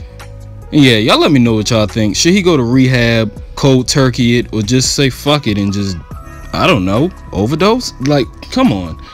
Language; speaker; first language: English; native; English